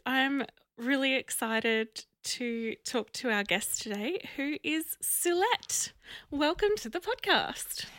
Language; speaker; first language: English; native; English